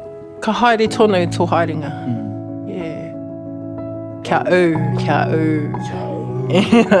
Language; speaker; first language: Māori; non-native, local second language; English